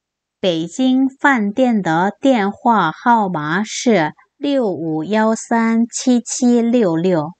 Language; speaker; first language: Chinese; non-native, fluent; Korean